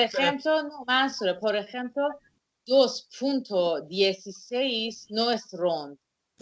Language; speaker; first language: Spanish; non-native, fluent; Persian